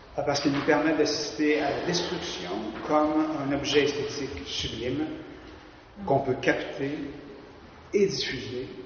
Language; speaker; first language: French; native; French